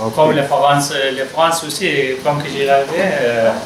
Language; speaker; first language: French; non-native, learner; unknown